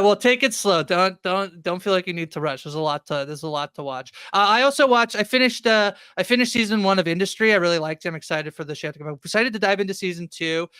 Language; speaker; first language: English; native; English